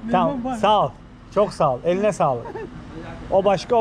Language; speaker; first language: Turkish; native; Turkish